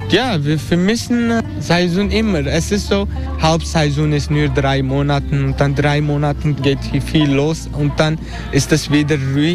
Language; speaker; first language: German; non-native, learner; Turkish